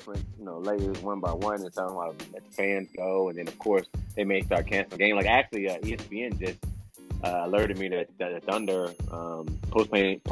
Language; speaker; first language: English; native; English